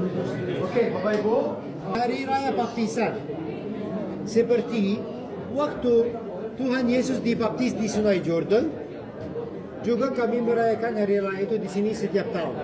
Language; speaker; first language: Indonesian; non-native, fluent; Arabic